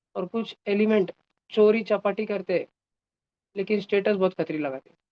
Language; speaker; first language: Hindi; non-native, local second language; Marathi